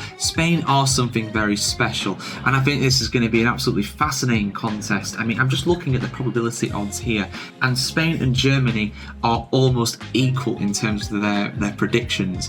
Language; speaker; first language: English; native; English